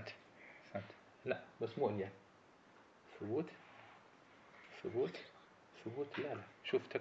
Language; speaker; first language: Arabic; early bilingual, heritage; Arabic